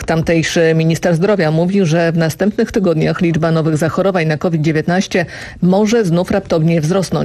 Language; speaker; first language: Polish; native; Polish